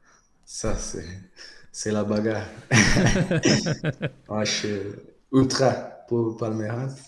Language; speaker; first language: French; non-native, fluent; Portuguese